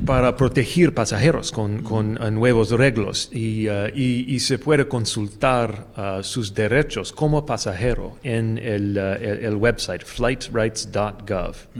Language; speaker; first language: Spanish; non-native, learner; English